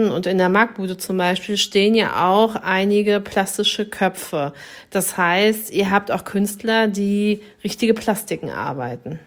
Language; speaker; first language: German; native; German